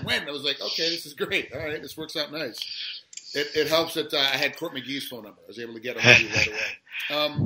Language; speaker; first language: English; native; English